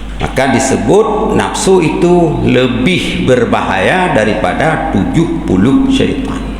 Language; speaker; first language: Malay; non-native, local second language; Achinese